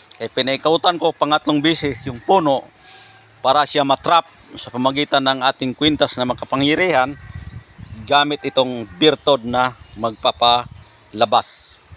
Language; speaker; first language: Filipino; non-native, local second language; Cebuano